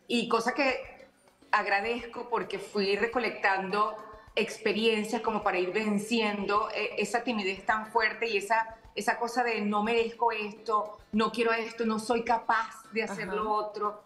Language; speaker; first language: Spanish; native; Spanish